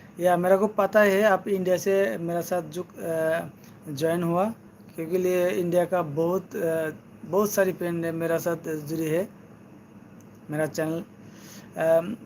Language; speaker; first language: Hindi; non-native, learner; Bangla